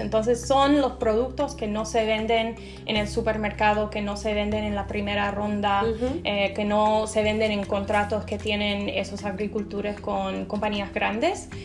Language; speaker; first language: Spanish; non-native, fluent; English